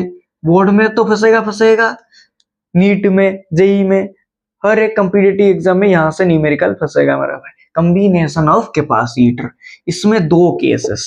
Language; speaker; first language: Hindi; non-native, local second language; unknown